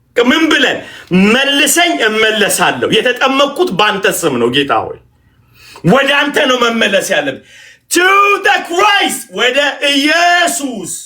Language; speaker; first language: Amharic; native; Amharic